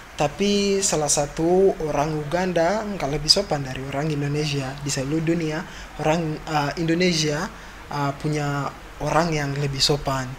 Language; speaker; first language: Indonesian; non-native, fluent; Ganda